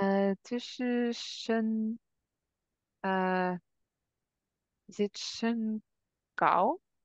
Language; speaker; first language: Chinese; non-native, learner; English